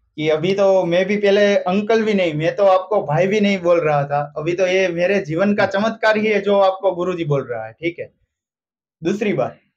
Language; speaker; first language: Hindi; non-native, local second language; Gujarati